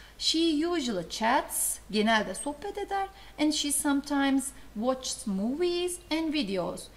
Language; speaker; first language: English; non-native, fluent; Turkish